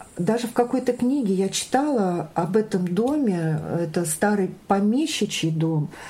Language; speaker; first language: Russian; native; Russian